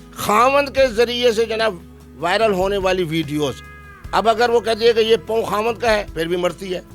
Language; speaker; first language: Urdu; non-native, local second language; Saraiki